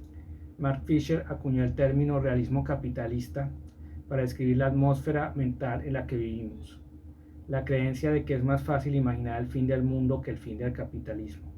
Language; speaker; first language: Spanish; native; Spanish